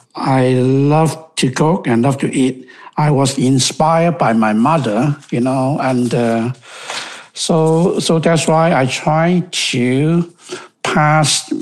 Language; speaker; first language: English; non-native, local second language; Cantonese